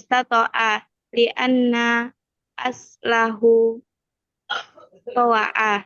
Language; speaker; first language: Arabic; non-native, learner; Indonesian